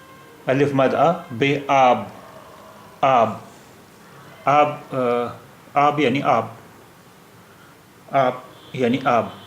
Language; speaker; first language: Persian; non-native, learner; Urdu